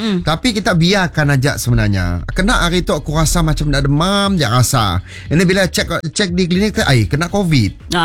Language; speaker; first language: Malay; native; Malay